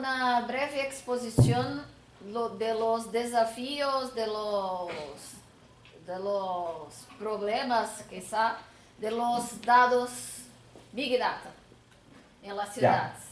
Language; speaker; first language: Spanish; non-native, learner; Portuguese